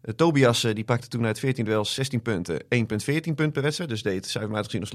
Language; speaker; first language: Dutch; native; Dutch